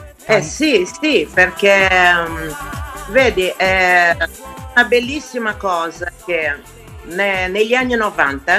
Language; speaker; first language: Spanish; non-native, learner; Portuguese